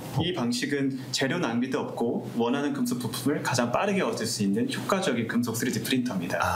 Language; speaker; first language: Korean; native; Korean